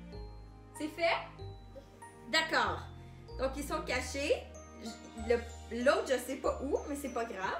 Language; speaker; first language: French; native; French